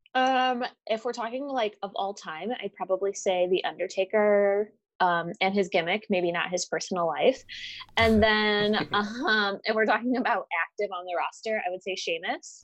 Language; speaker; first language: English; native; English